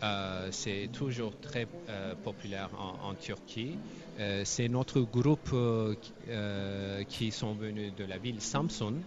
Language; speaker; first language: French; non-native, fluent; Turkish